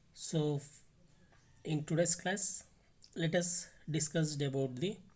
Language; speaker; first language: English; non-native, local second language; Kannada